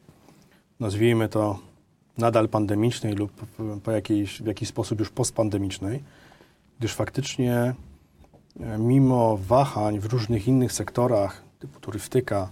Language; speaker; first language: Polish; native; Polish